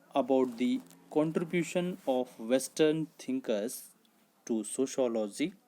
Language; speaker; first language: English; non-native, local second language; Kannada